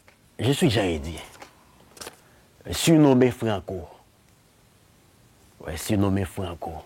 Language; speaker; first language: French; non-native, local second language; Haitian Creole